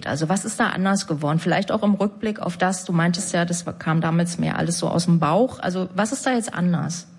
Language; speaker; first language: German; native; German